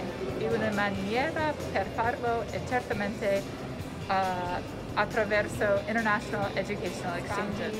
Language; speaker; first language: Italian; non-native, fluent; English